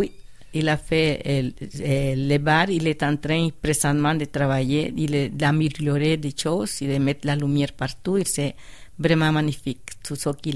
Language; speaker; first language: French; non-native, fluent; Spanish